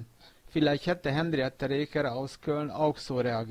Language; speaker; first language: German; non-native, fluent; Hungarian